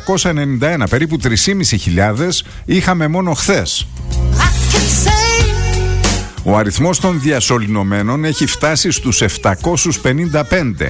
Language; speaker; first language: Greek; native; Greek